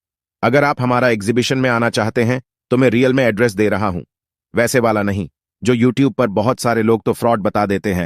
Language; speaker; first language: Hindi; native; Hindi